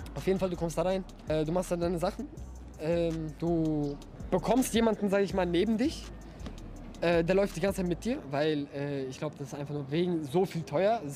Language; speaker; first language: German; early bilingual, other home language; Russian